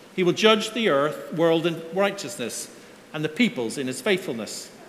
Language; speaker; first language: English; native; English